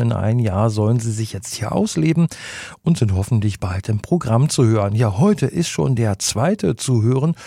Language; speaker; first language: German; native; German